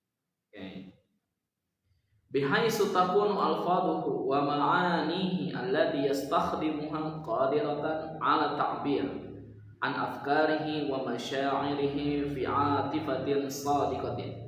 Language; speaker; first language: Arabic; non-native, fluent; Indonesian